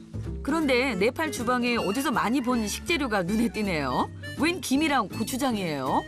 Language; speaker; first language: Korean; native; Korean